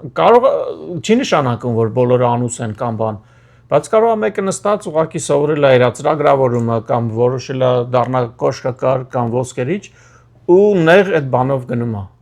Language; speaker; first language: Armenian; native; Armenian